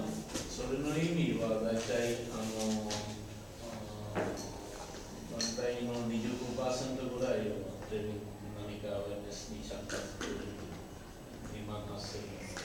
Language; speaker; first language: Japanese; non-native, learner; Bangla